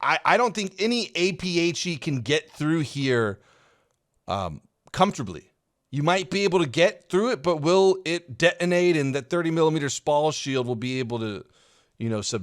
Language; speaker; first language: English; native; English